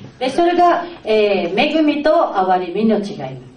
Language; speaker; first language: Japanese; non-native, fluent; Filipino